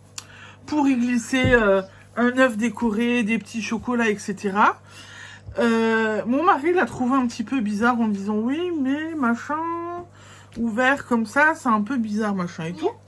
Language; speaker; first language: French; native; French